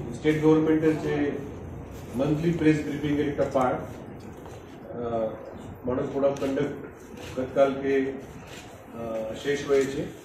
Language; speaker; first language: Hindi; non-native, local second language; Bangla